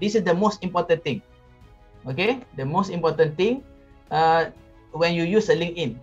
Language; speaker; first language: English; non-native, local second language; Malay